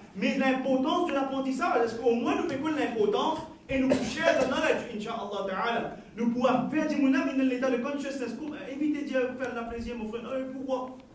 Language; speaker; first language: French; non-native, local second language; Haitian Creole